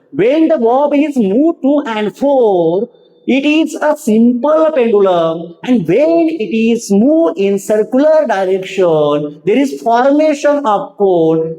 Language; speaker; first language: English; non-native, local second language; Marathi